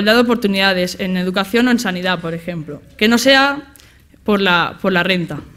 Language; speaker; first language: Spanish; native; Spanish